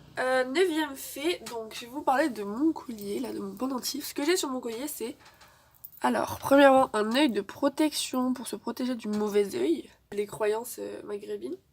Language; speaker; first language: French; native; French